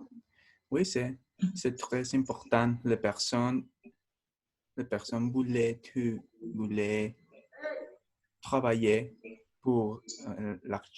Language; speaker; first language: French; non-native, learner; Spanish